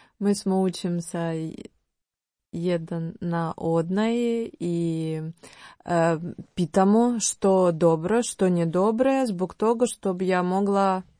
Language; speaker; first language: Croatian; non-native, learner; Ukrainian